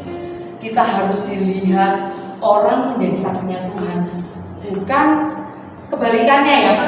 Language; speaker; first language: Indonesian; native; Indonesian